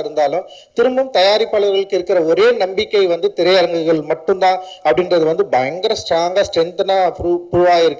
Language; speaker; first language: Tamil; native; Tamil